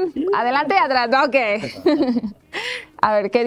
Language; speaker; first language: Spanish; native; Spanish